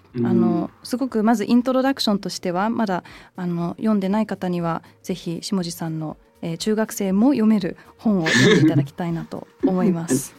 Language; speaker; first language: Japanese; early bilingual, heritage; English